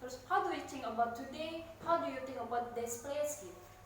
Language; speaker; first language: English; non-native, learner; Indonesian